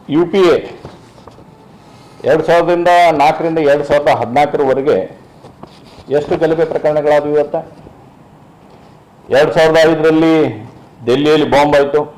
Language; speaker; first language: Kannada; native; Kannada